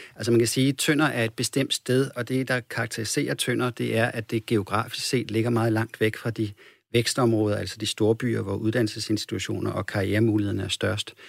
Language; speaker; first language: Danish; native; Danish